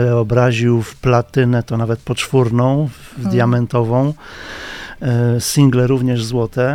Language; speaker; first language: Polish; native; Polish